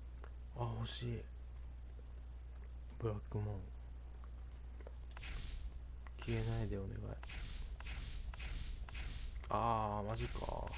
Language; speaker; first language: Japanese; native; Japanese